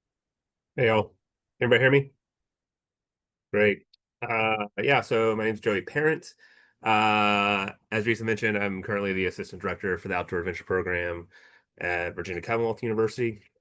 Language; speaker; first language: English; native; English